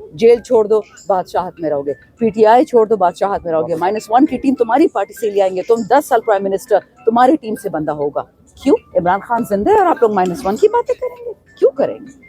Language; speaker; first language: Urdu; non-native, local second language; Pashto